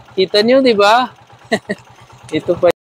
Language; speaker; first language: Filipino; non-native, learner; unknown